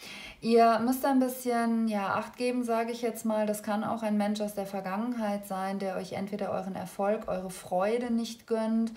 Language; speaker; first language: German; native; German